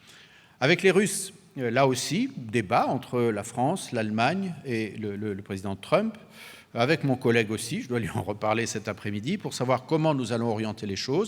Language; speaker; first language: French; native; French